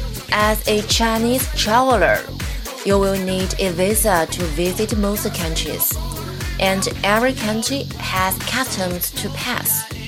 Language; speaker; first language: English; non-native, fluent; Chinese